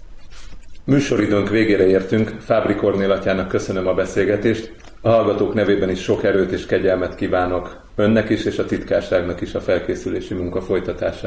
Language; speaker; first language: Hungarian; native; Hungarian